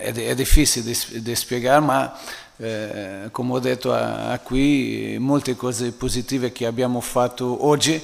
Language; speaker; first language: Italian; non-native, fluent; Portuguese